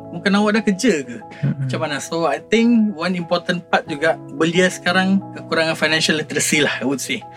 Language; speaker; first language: Malay; native; Malay